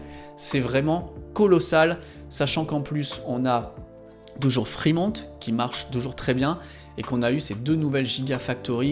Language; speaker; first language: French; native; French